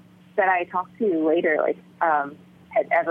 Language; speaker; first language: English; early bilingual, other home language; Vietnamese